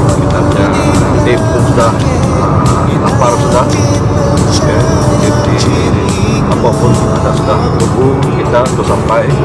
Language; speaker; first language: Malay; non-native, local second language; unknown